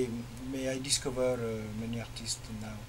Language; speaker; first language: English; non-native, learner; French